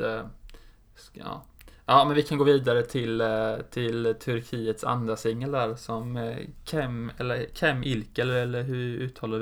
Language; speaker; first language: Swedish; native; Swedish